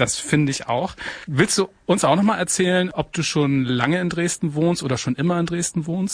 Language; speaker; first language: German; native; German